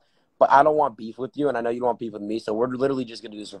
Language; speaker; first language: English; native; English